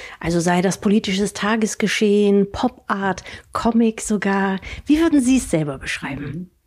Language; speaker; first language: German; native; German